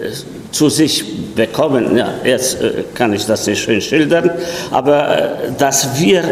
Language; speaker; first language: German; non-native, fluent; Polish